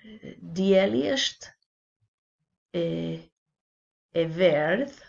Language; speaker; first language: Albanian; non-native, learner; English